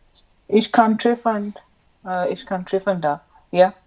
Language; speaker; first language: German; non-native, learner; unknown